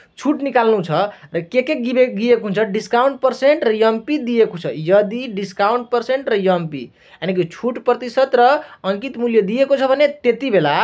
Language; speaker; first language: Nepali; non-native, local second language; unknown